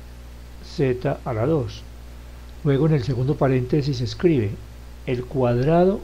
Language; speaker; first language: Spanish; native; Spanish